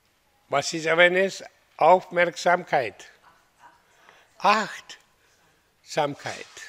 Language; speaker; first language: German; non-native, learner; Hindi